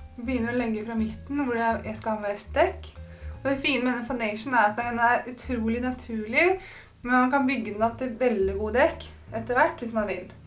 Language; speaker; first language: Norwegian; native; Norwegian